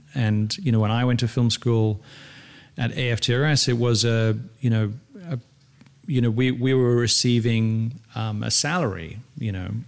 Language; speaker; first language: English; native; English